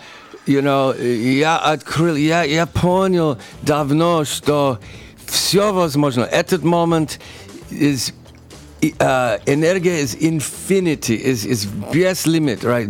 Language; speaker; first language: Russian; non-native, learner; English